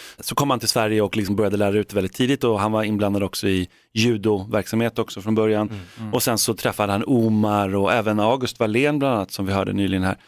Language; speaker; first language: Swedish; native; Swedish